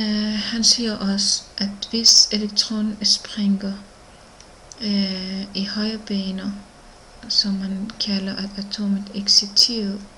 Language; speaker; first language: Danish; non-native, learner; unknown